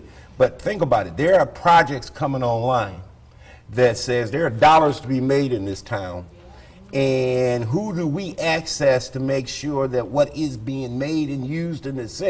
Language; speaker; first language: English; native; English